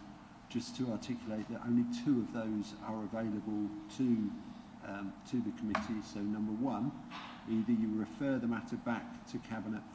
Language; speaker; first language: English; native; English